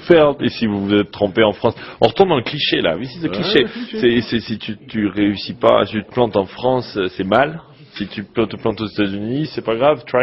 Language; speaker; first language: French; native; French